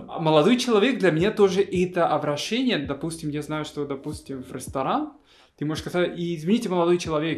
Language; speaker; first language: Russian; non-native, fluent; Spanish